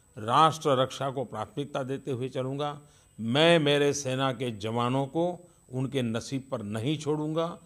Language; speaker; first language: Hindi; non-native, local second language; Gujarati